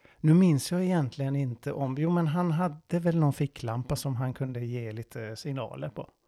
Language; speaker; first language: Swedish; non-native, fluent; Persian